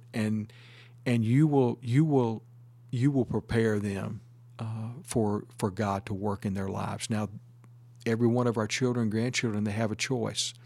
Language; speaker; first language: English; native; English